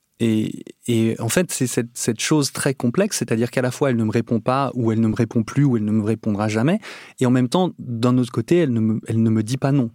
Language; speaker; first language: French; native; French